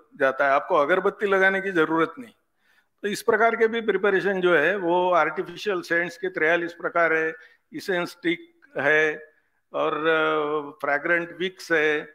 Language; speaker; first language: Hindi; non-native, local second language; Marathi